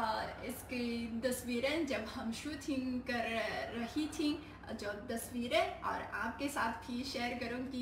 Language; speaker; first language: Hindi; non-native, learner; Chinese